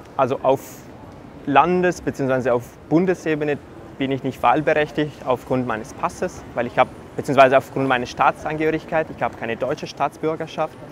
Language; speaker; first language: German; non-native, fluent; Italian